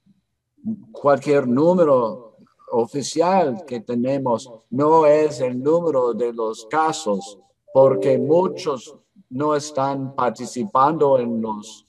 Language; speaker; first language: Spanish; non-native, fluent; English